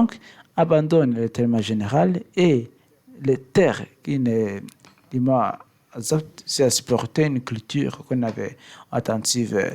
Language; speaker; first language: French; non-native, learner; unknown